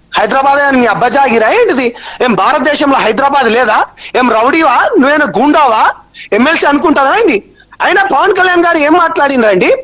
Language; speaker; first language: Telugu; native; Telugu